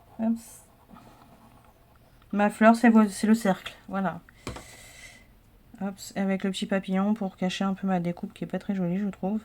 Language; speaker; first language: French; native; French